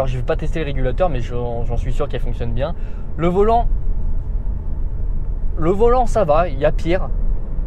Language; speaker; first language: French; native; French